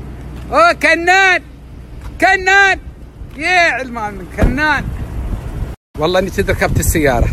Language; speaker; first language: Arabic; native; Arabic